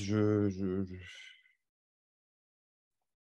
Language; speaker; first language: French; native; French